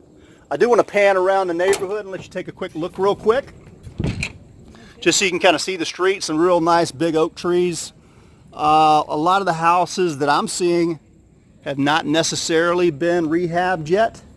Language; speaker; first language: English; native; English